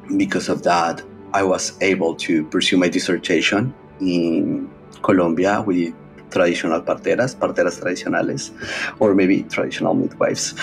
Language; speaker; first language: English; non-native, fluent; Spanish